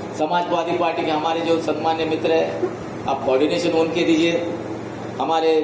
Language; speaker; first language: Hindi; non-native, local second language; Marathi